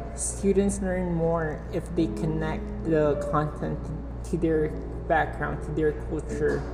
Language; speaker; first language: English; early bilingual, other home language; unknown